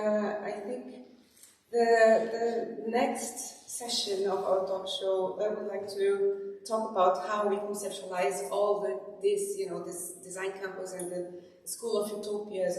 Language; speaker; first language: English; non-native, fluent; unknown